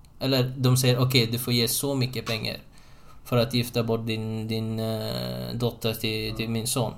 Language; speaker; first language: Swedish; non-native, fluent; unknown